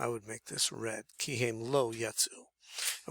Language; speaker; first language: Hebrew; non-native, fluent; English